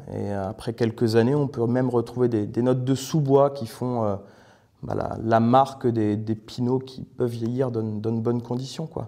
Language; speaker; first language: French; native; French